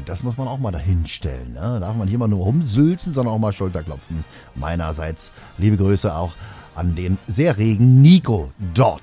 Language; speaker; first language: German; native; German